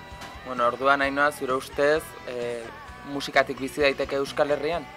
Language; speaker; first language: Basque; native; Basque